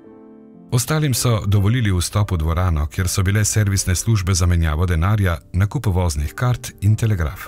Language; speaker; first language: Slovenian; native; Slovenian